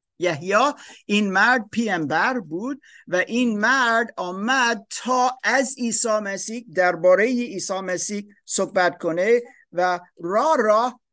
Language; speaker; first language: Persian; non-native, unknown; German